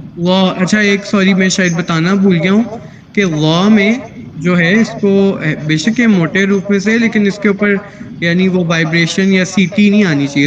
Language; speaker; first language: Urdu; native; Urdu